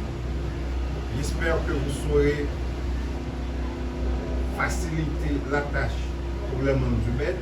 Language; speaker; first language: French; non-native, local second language; Haitian Creole